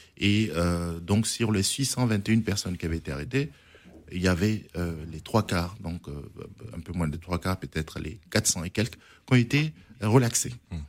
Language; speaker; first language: French; non-native, local second language; Arabic